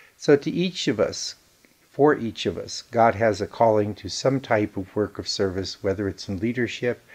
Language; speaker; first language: English; native; English